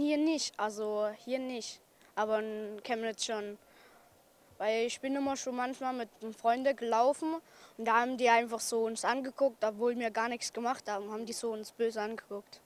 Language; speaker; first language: German; early bilingual, other home language; Persian